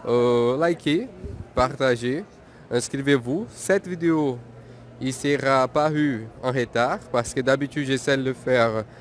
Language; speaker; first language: French; non-native, fluent; Portuguese